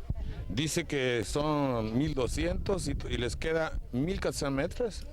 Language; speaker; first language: Spanish; native; Spanish